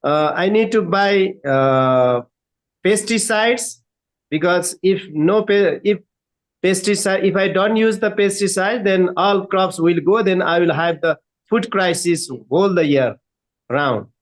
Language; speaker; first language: English; non-native, learner; Nepali